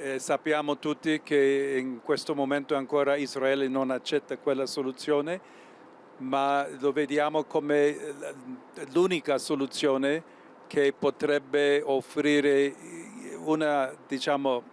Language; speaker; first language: Italian; non-native, fluent; English